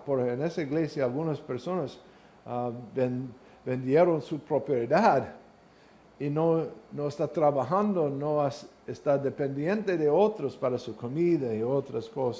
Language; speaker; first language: Spanish; non-native, learner; English